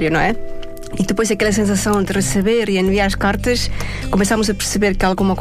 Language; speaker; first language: Portuguese; non-native, fluent; Estonian